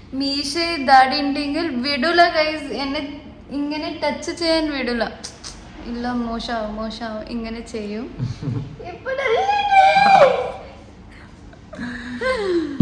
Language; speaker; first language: Malayalam; non-native, learner; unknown